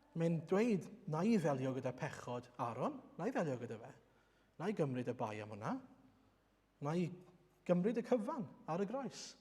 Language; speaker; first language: Welsh; native; Welsh